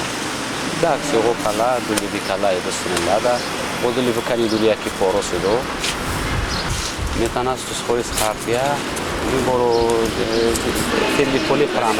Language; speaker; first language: Greek; non-native, learner; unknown